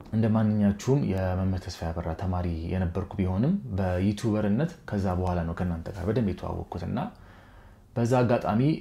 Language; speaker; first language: Amharic; native; Amharic